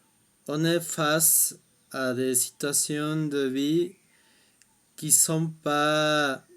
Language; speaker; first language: French; non-native, fluent; Spanish